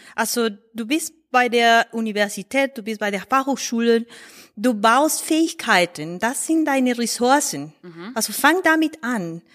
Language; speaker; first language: German; non-native, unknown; Spanish